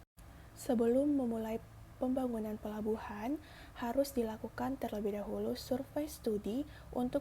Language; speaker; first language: Indonesian; native; Indonesian